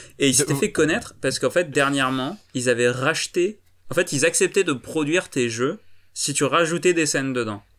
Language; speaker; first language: French; native; French